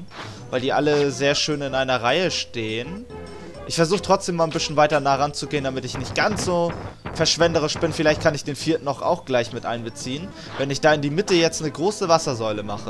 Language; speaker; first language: German; native; German